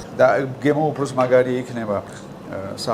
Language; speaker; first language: Georgian; non-native, learner; French